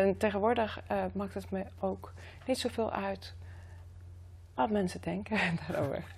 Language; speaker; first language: Dutch; non-native, fluent; Greek